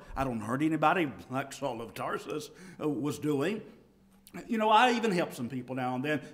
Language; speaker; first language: English; native; English